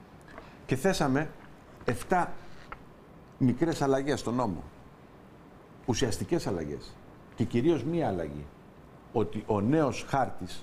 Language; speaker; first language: Greek; native; Greek